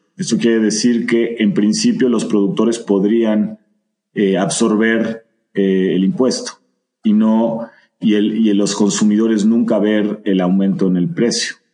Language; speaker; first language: Spanish; native; Spanish